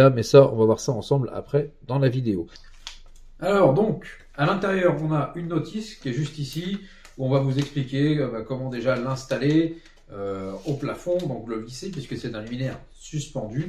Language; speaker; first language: French; native; French